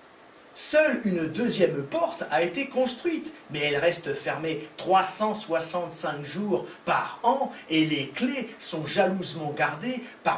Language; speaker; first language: French; native; French